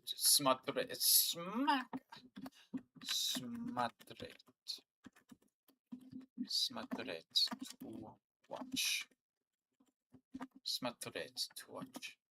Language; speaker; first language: Russian; non-native, learner; English